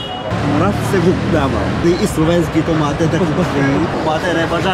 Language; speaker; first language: Czech; non-native, fluent; Vietnamese